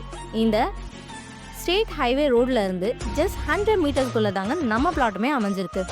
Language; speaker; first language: Tamil; native; Tamil